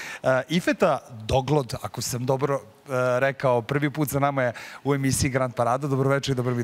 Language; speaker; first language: Serbian; native; Serbian